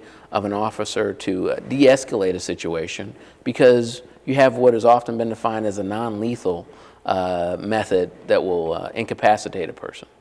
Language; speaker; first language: English; native; English